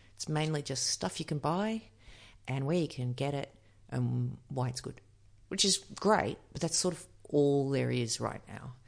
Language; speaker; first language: English; native; English